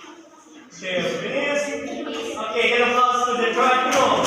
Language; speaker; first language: English; non-native, learner; Indonesian